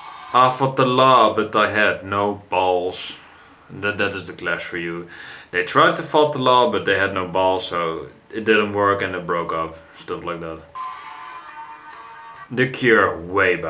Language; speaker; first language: English; non-native, fluent; Dutch